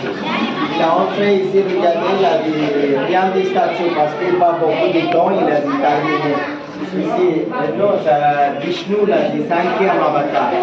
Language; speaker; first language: French; non-native, learner; Tamil